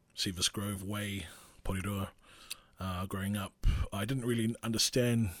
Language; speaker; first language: English; non-native, local second language; Māori